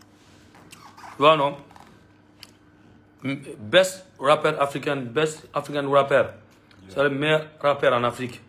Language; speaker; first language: French; non-native, local second language; Bambara